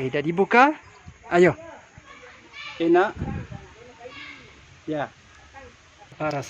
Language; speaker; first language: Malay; non-native, fluent; French